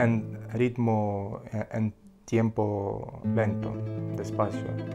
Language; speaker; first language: Spanish; non-native, learner; Russian